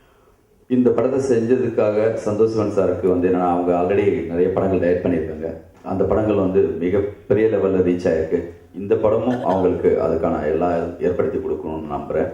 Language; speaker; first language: Tamil; native; Tamil